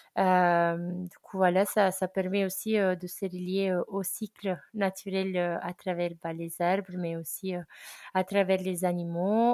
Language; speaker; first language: French; non-native, fluent; Italian